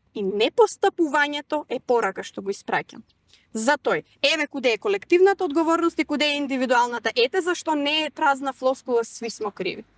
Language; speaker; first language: Macedonian; non-native, local second language; Serbian